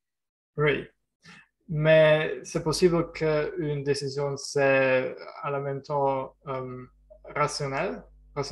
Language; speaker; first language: French; non-native, learner; German